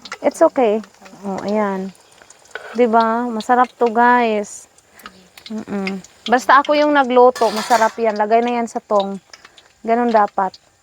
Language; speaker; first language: Filipino; non-native, local second language; Hiligaynon